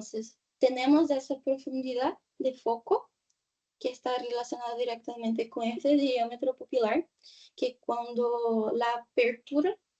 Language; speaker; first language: Spanish; non-native, fluent; Portuguese